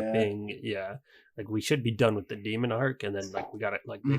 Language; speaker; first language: English; native; English